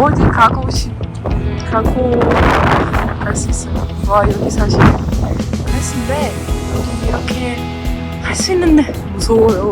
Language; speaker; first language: Korean; non-native, learner; Ukrainian